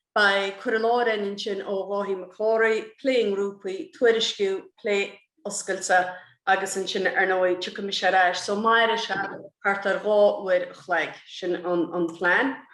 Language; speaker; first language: Irish; native; Irish